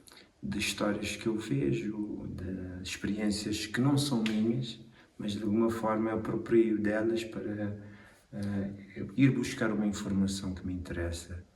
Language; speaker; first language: Portuguese; non-native, local second language; Kabuverdianu